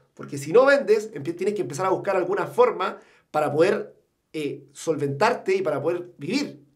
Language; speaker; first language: Spanish; native; Spanish